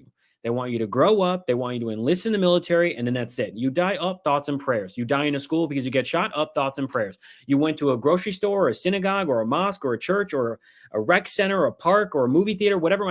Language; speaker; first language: English; native; English